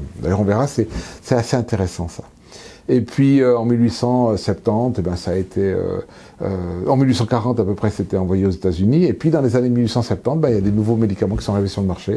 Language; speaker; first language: French; native; French